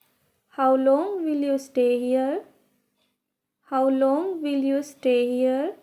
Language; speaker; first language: English; non-native, local second language; Hindi